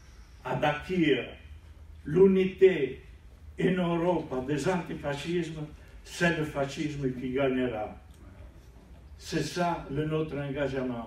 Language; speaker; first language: French; non-native, learner; Italian